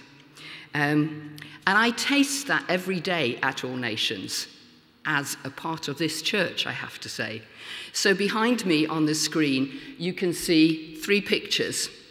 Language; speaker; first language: English; native; English